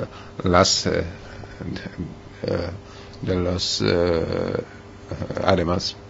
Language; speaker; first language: Spanish; non-native, fluent; Wolof